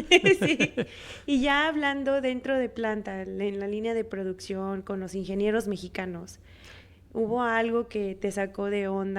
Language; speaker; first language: Spanish; native; Spanish